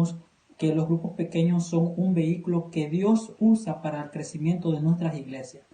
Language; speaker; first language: Spanish; native; Spanish